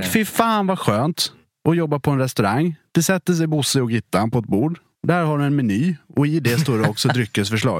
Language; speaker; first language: Swedish; native; Swedish